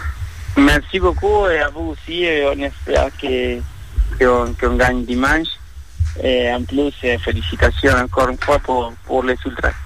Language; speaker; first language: French; non-native, fluent; Spanish